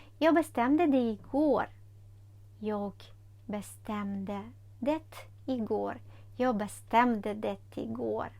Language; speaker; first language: Swedish; non-native, fluent; Ukrainian